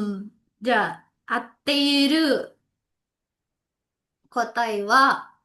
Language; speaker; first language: Japanese; non-native, learner; Indonesian